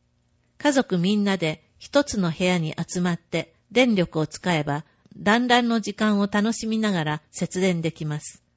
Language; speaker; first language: Japanese; native; Japanese